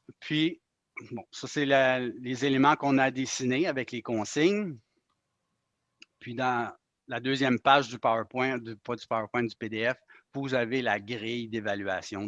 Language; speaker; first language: French; native; French